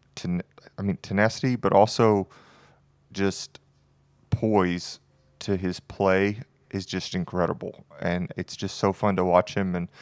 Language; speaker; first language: English; native; English